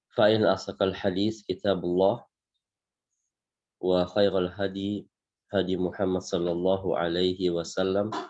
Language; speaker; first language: Arabic; non-native, fluent; Indonesian